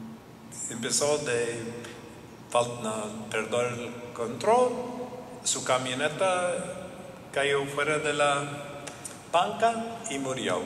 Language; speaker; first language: Spanish; non-native, learner; English